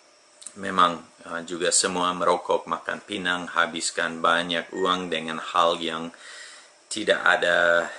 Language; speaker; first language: Indonesian; non-native, fluent; English